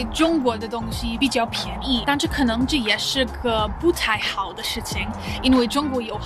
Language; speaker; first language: Chinese; non-native, learner; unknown